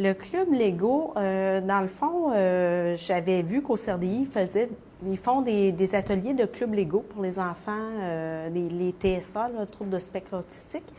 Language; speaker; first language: French; native; French